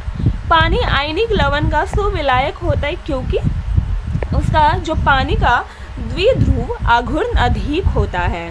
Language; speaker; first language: Hindi; native; Hindi